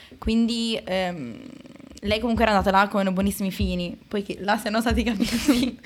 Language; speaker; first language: Italian; native; Italian